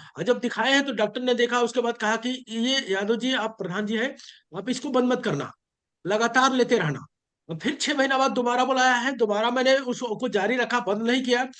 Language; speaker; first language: Hindi; native; Hindi